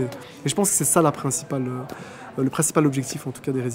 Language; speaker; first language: French; native; French